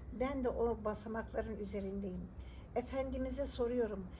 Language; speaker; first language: Turkish; native; Turkish